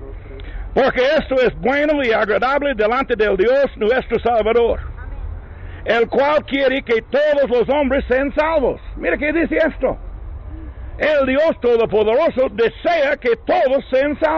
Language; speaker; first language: Spanish; non-native, learner; English